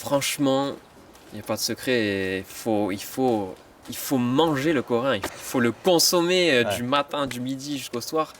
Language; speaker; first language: French; native; French